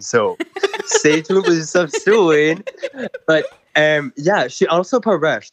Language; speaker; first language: English; non-native, local second language; French